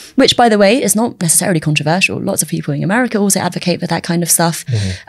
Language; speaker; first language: English; early bilingual, other home language; Chinese